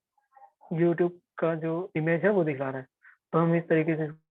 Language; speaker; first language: Hindi; native; Hindi